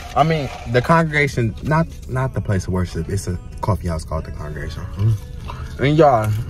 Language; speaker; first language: English; native; English